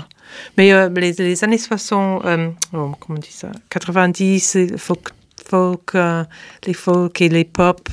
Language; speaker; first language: French; non-native, fluent; English